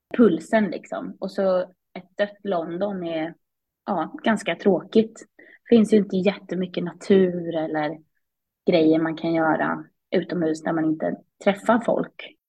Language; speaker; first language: Swedish; native; Swedish